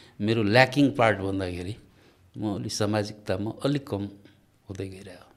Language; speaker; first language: Nepali; non-native, local second language; Maithili